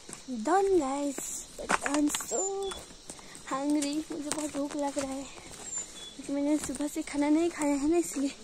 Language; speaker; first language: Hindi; non-native, learner; Nepali